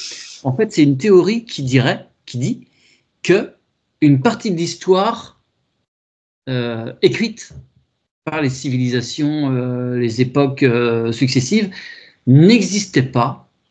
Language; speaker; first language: French; native; French